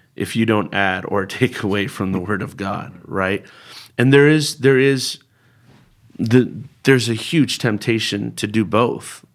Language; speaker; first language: English; early bilingual, other home language; Spanish